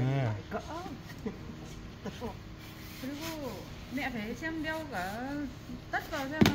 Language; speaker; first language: Korean; non-native, learner; Vietnamese